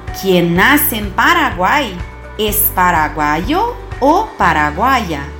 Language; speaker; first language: Spanish; non-native, fluent; Portuguese